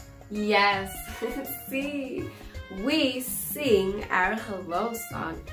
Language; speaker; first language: English; non-native, fluent; Spanish